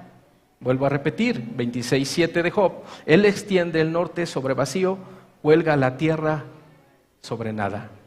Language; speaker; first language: Spanish; native; Spanish